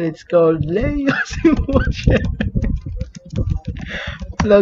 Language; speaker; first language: English; non-native, learner; Filipino